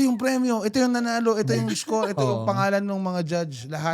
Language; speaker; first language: Filipino; native; Filipino